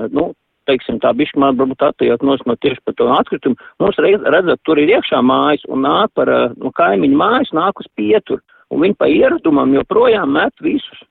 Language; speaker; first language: Latvian; native; Latvian